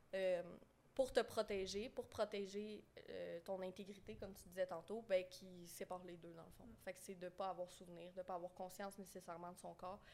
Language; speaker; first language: French; native; French